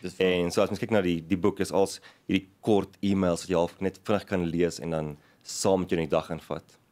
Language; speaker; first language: Afrikaans; native; Afrikaans